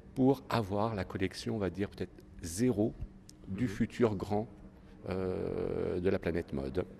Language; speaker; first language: French; native; French